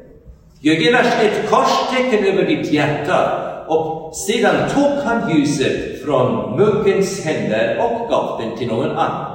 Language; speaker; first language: Swedish; non-native, fluent; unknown